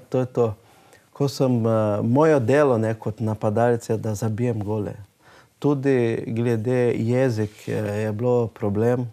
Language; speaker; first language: Slovenian; non-native, learner; Portuguese